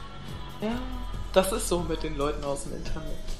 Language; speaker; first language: German; native; German